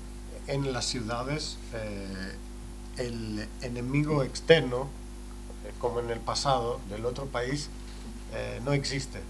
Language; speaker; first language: Spanish; non-native, learner; Greek